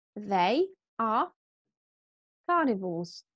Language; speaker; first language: English; non-native, fluent; Polish